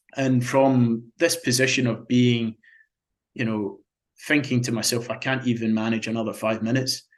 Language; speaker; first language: English; native; English